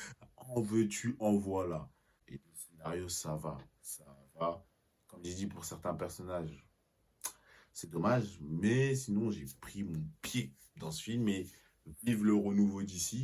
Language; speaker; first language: French; native; French